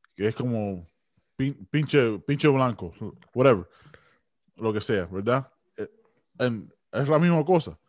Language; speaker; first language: Spanish; early bilingual, heritage; Spanish